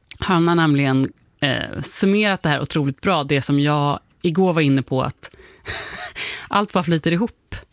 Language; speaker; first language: Swedish; native; Swedish